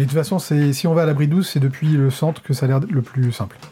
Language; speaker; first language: French; native; French